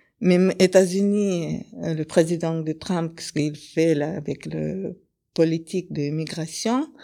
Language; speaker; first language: French; non-native, fluent; Kyrgyz